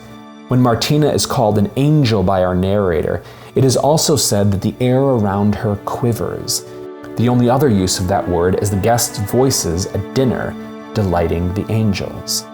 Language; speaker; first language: English; native; English